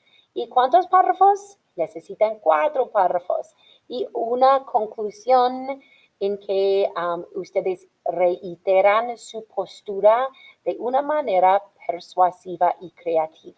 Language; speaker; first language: Spanish; non-native, fluent; English